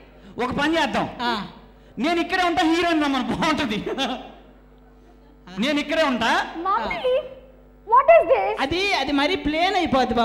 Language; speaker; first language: Telugu; native; Telugu